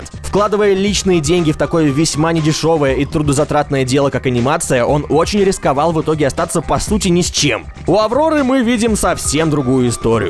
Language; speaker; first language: Russian; native; Russian